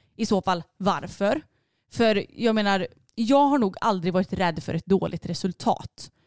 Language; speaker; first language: Swedish; native; Swedish